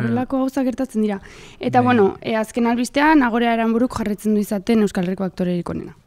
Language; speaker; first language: Basque; native; Basque